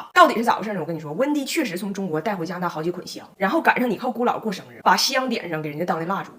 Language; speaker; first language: Chinese; native; Chinese